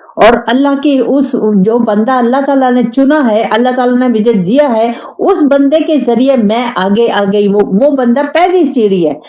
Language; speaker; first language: Urdu; non-native, local second language; Pashto